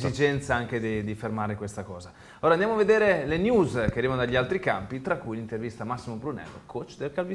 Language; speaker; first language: Italian; native; Italian